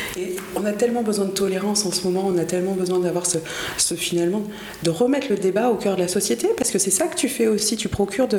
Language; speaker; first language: French; native; French